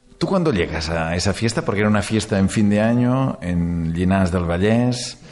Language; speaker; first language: Spanish; native; Spanish